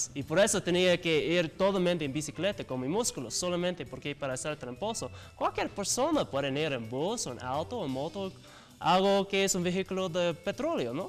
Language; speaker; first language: Spanish; non-native, learner; English